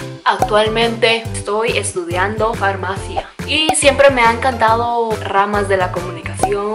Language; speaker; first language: Spanish; early bilingual, other home language; Cantonese